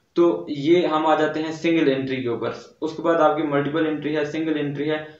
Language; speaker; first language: Urdu; non-native, local second language; Punjabi